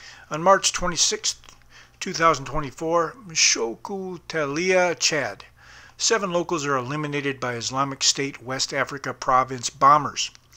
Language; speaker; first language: English; native; English